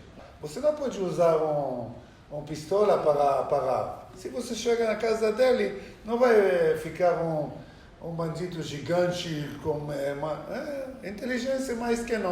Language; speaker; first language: Portuguese; non-native, learner; Hebrew